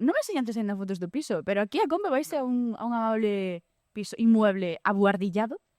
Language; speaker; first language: Spanish; native; Spanish